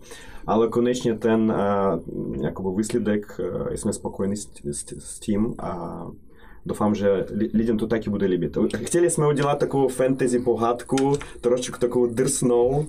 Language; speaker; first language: Czech; non-native, fluent; Russian